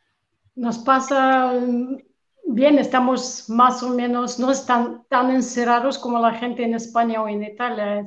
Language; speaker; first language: Spanish; non-native, fluent; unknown